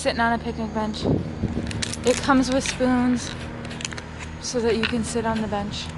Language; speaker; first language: English; native; English